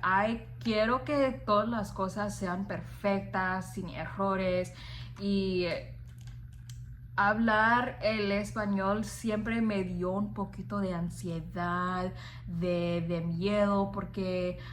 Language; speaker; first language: Spanish; non-native, fluent; English